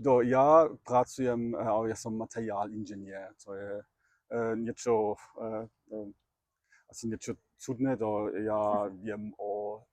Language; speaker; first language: Slovak; non-native, learner; German